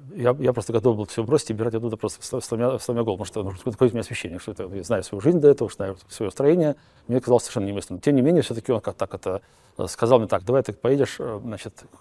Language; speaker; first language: Russian; native; Russian